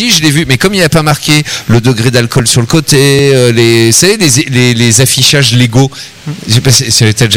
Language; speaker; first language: French; native; French